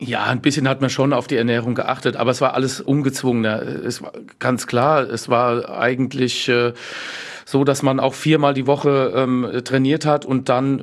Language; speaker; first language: German; native; German